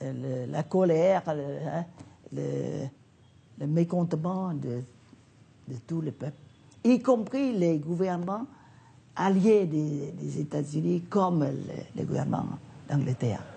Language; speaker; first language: French; non-native, fluent; Vietnamese